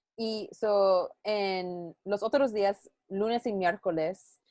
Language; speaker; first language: Spanish; non-native, learner; English